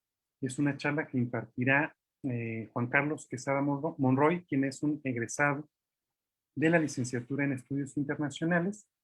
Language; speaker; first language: Spanish; native; Spanish